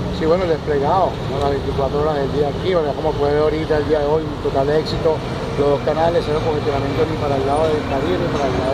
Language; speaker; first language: Spanish; native; Spanish